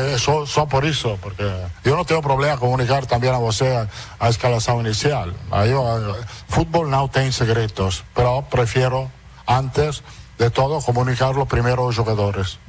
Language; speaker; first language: Portuguese; non-native, fluent; Italian